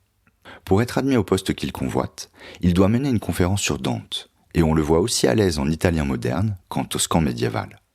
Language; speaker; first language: French; native; French